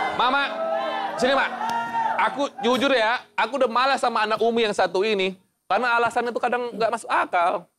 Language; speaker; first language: Indonesian; native; Indonesian